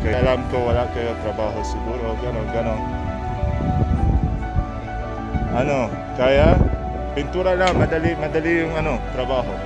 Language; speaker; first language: Filipino; non-native, learner; Arabic